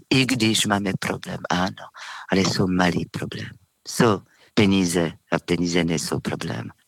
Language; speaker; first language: Czech; non-native, fluent; French